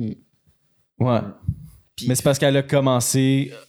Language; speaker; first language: French; native; French